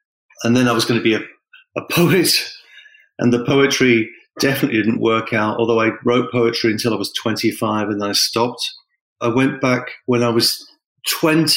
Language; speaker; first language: English; native; English